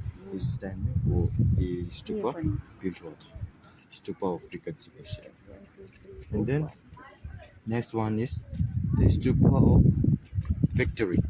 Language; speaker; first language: Hindi; non-native, fluent; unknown